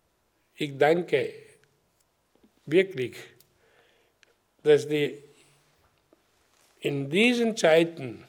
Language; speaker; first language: German; non-native, learner; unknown